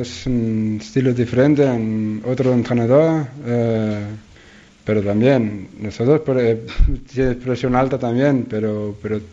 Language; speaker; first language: Spanish; non-native, learner; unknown